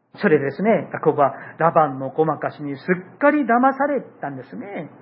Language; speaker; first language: Japanese; non-native, fluent; Korean